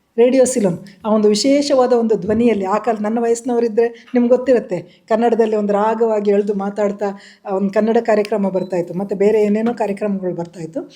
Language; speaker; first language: Kannada; non-native, local second language; Tulu